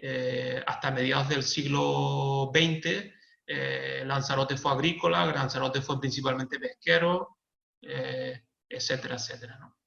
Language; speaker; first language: Spanish; native; Spanish